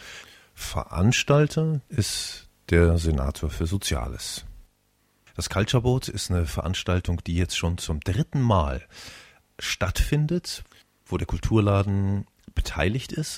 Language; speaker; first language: German; native; German